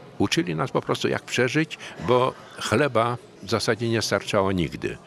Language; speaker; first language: Polish; native; Polish